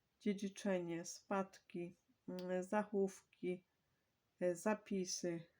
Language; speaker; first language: Polish; native; Polish